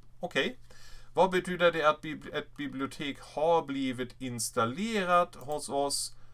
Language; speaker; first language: Swedish; non-native, fluent; German